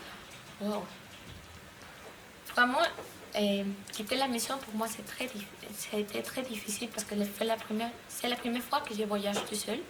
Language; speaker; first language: French; non-native, learner; Spanish